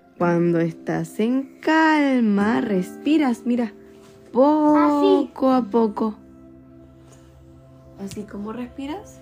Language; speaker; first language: Spanish; native; Spanish